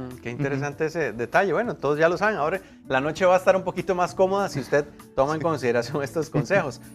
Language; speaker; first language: Spanish; native; Spanish